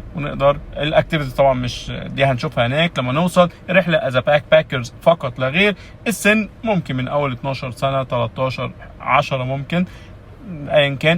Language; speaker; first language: Arabic; native; Arabic